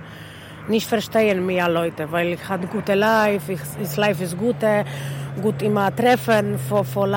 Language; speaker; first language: German; non-native, learner; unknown